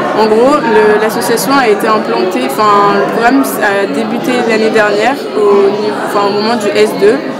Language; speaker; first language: French; native; French